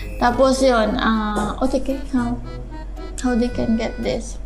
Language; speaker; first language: English; non-native, local second language; Filipino